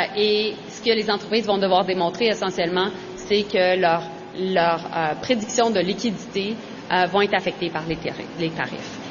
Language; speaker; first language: French; native; French